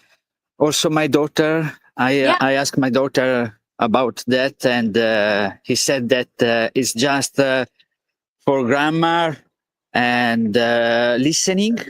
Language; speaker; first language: English; non-native, learner; Italian